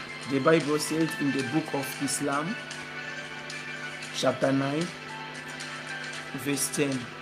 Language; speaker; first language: English; non-native, fluent; Lingala